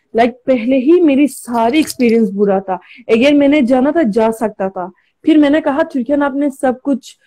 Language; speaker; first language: Hindi; non-native, learner; Turkish